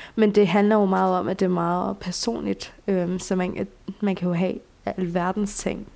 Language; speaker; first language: Danish; early bilingual, other home language; Bulgarian